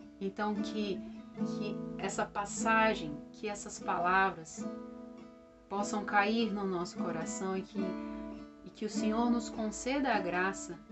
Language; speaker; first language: Portuguese; native; Portuguese